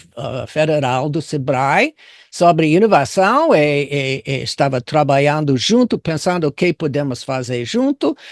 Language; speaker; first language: Portuguese; non-native, fluent; English